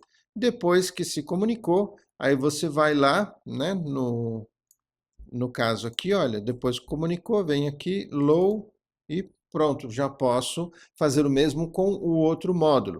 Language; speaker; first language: Portuguese; native; Portuguese